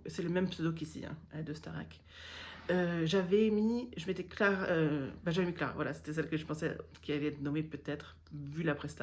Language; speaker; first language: French; native; French